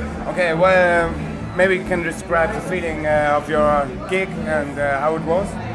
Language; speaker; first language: English; non-native, fluent; German